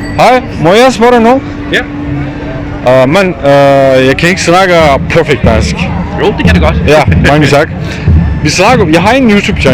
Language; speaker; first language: Danish; non-native, learner; Turkish